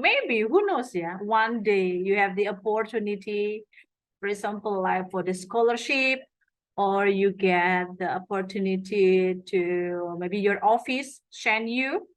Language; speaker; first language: English; non-native, fluent; Indonesian